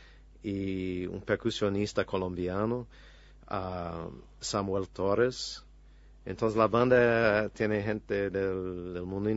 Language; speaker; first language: Spanish; non-native, fluent; English